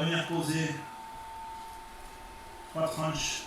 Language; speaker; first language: French; native; French